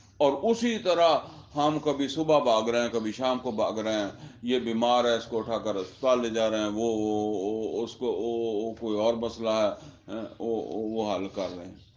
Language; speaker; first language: Urdu; non-native, local second language; Punjabi